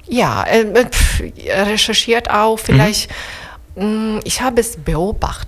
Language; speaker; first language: German; non-native, fluent; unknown